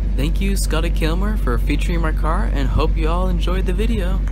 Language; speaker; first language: English; native; English